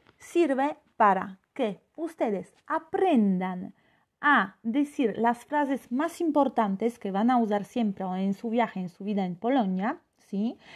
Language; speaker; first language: Spanish; non-native, fluent; Polish